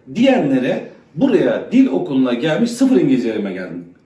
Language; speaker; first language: Turkish; native; Turkish